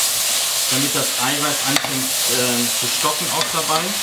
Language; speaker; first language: German; native; German